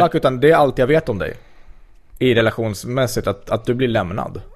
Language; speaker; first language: Swedish; native; Swedish